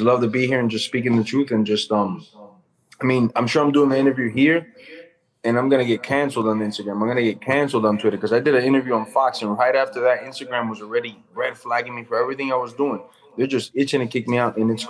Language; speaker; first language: English; native; English